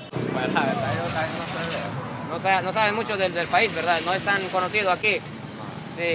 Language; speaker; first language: Spanish; non-native, fluent; Japanese